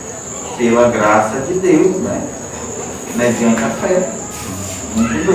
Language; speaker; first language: Portuguese; native; Portuguese